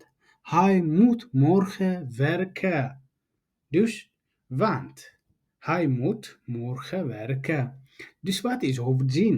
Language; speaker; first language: Dutch; non-native, learner; Tigrinya